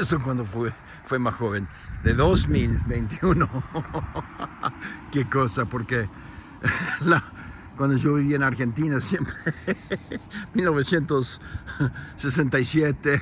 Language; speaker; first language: Spanish; non-native, fluent; English